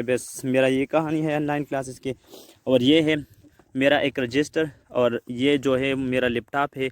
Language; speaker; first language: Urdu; non-native, local second language; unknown